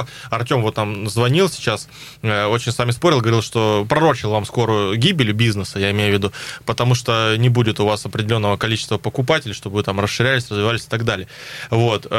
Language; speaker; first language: Russian; native; Russian